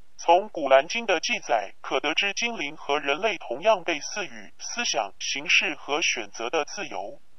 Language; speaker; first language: Chinese; non-native, local second language; Cantonese